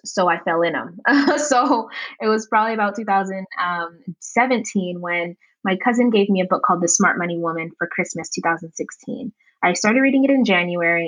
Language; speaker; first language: English; native; English